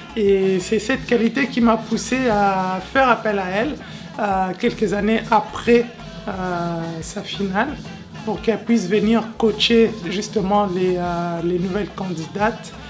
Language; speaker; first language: French; native; French